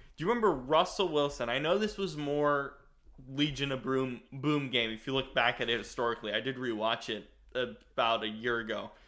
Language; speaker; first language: English; native; English